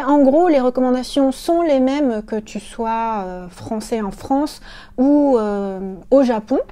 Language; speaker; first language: French; native; French